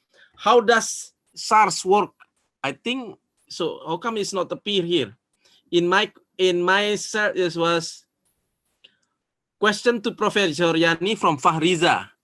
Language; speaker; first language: English; non-native, fluent; Indonesian